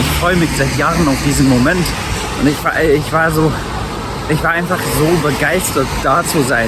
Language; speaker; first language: German; non-native, fluent; English